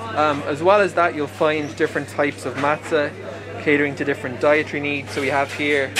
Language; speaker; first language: English; native; English